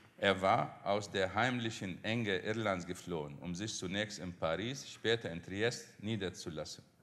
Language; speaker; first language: German; non-native, fluent; Arabic